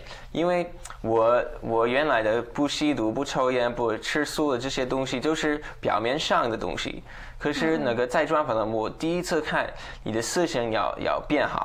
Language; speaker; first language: Chinese; non-native, fluent; English